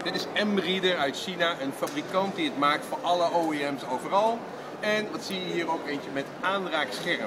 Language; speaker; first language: Dutch; native; Dutch